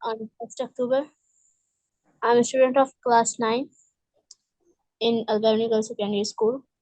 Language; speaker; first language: English; non-native, learner; Malayalam